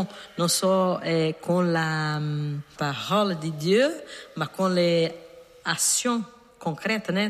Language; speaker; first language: French; non-native, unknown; Portuguese